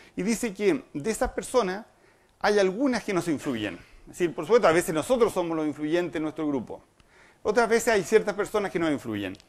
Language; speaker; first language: Spanish; native; Spanish